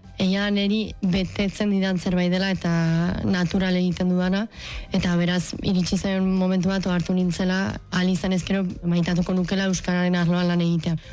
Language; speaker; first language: Basque; native; Basque